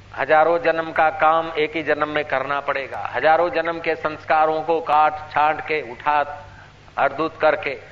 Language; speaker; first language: Hindi; non-native, local second language; Sindhi